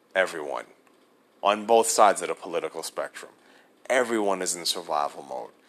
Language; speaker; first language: English; native; English